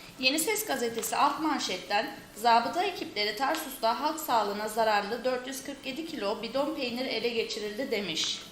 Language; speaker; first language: Turkish; native; Turkish